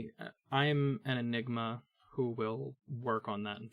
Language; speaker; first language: English; native; English